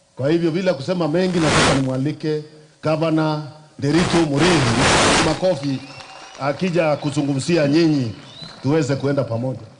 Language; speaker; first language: Swahili; non-native, local second language; Meru